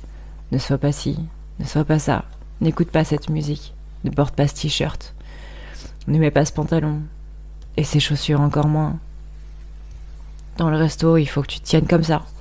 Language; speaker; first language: French; native; French